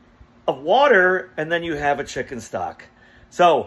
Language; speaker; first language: English; native; English